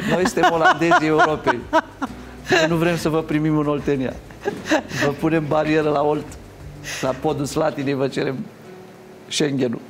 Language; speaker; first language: Romanian; native; Romanian